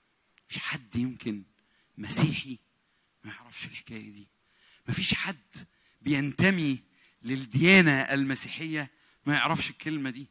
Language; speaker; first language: Arabic; native; Arabic